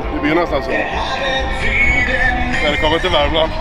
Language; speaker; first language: Swedish; native; Swedish